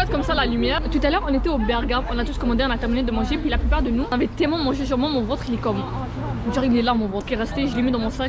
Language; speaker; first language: French; native; French